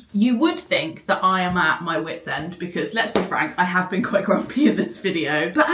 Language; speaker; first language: English; native; English